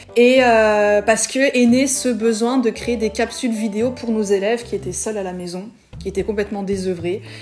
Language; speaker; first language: French; native; French